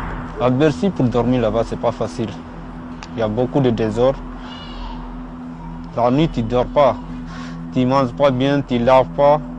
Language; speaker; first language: French; non-native, learner; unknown